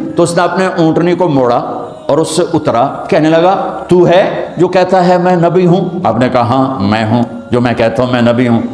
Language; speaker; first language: Urdu; non-native, local second language; Punjabi